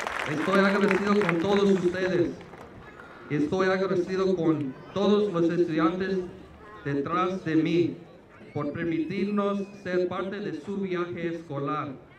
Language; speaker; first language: Spanish; early bilingual, heritage; Spanish